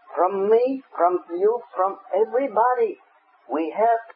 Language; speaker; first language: English; non-native, learner; Vietnamese